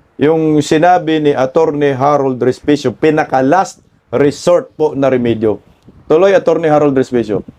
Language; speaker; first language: Filipino; non-native, local second language; Cebuano